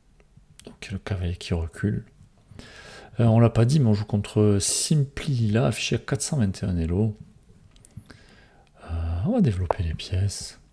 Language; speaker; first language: French; native; French